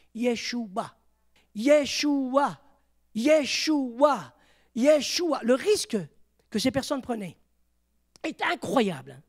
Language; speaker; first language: French; native; French